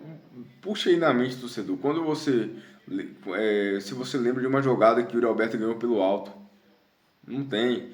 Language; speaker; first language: Portuguese; native; Portuguese